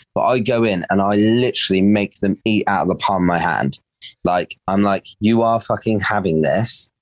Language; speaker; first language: English; native; English